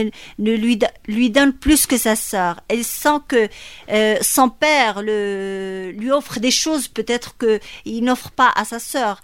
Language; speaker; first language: French; non-native, local second language; Arabic